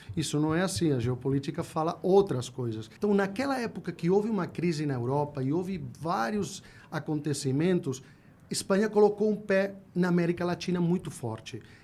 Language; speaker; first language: Portuguese; non-native, fluent; Spanish